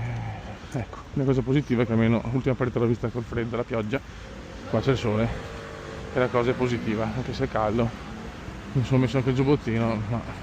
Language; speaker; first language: Italian; native; Italian